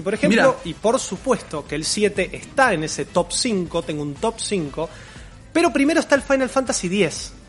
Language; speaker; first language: Spanish; native; Spanish